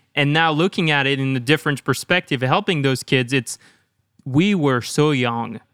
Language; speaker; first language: English; non-native, fluent; French